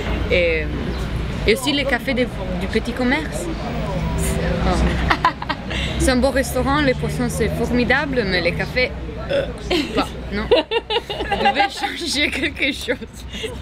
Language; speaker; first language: French; non-native, learner; Italian